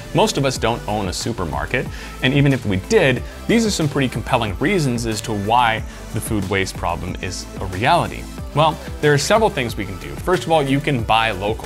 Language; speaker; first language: English; native; English